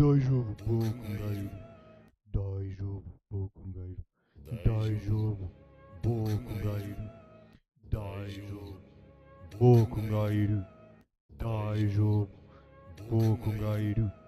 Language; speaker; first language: Japanese; non-native, learner; English